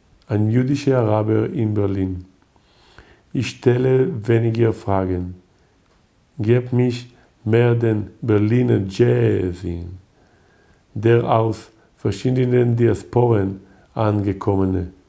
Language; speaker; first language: Hebrew; native; Hebrew